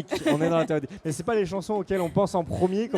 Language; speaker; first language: French; native; French